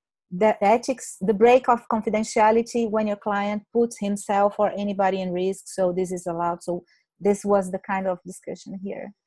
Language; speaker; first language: English; non-native, fluent; Portuguese